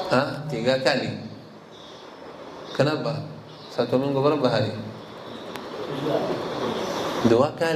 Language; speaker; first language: Indonesian; non-native, learner; Arabic